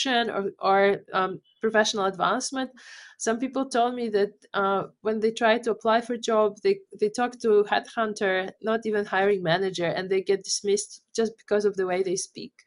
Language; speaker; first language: English; non-native, fluent; Polish